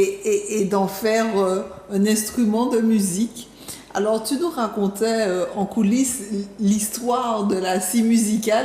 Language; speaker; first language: French; native; French